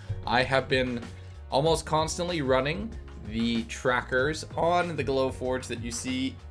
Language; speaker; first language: English; native; English